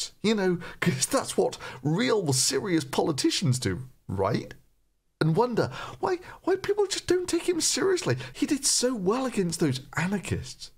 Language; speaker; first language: English; native; English